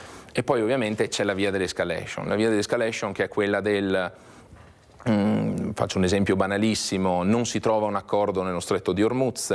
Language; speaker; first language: Italian; native; Italian